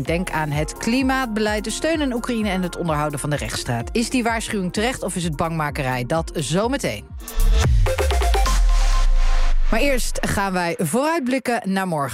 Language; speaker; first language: Dutch; native; Dutch